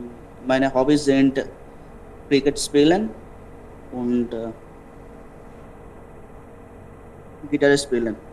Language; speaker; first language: German; non-native, learner; Bangla